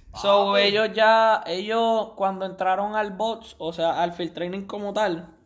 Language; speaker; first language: Spanish; native; Spanish